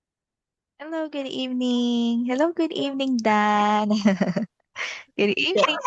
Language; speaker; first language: English; non-native, local second language; Filipino